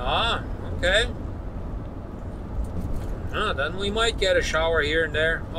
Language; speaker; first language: English; native; English